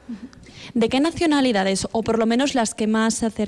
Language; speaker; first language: Spanish; native; Spanish